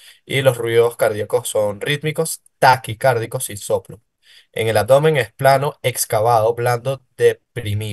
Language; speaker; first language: Spanish; native; Spanish